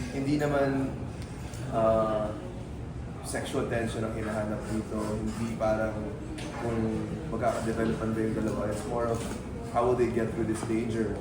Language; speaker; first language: Filipino; native; Filipino